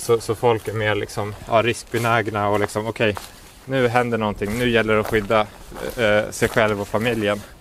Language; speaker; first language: Swedish; native; Swedish